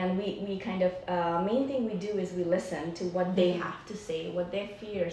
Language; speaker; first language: English; non-native, local second language; Nepali